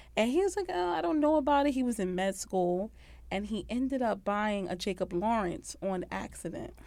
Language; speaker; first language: English; native; English